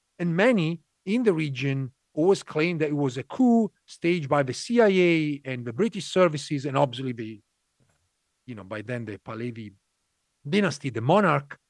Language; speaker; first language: English; non-native, fluent; Italian